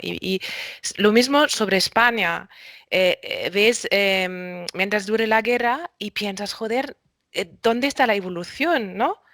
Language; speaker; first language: Spanish; non-native, fluent; German